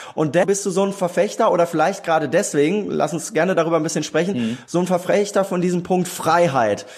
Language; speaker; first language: German; native; German